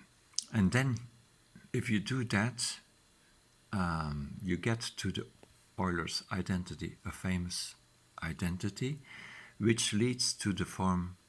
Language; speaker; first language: English; non-native, fluent; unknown